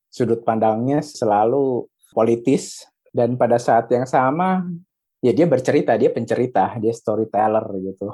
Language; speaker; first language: Indonesian; native; Indonesian